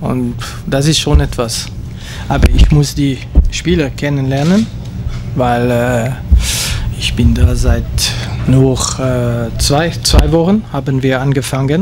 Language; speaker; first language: German; non-native, local second language; French